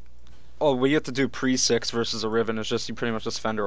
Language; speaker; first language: English; native; English